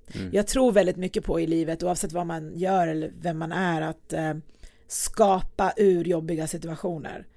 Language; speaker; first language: Swedish; early bilingual, other home language; Persian